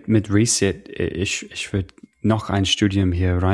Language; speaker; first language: German; non-native, learner; English